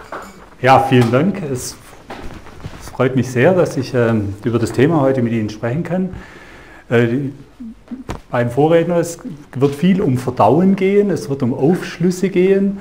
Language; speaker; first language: German; native; German